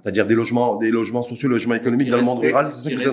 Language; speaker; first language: French; native; French